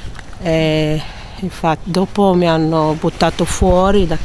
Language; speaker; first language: Italian; non-native, fluent; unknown